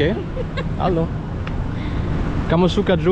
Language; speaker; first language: Indonesian; non-native, learner; German